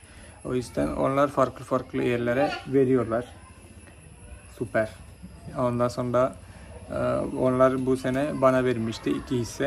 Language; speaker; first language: Turkish; non-native, fluent; Malayalam